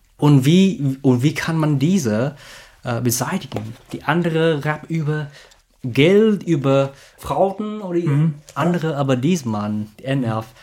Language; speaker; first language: German; non-native, learner; Vietnamese